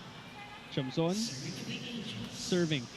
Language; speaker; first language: English; non-native, local second language; Filipino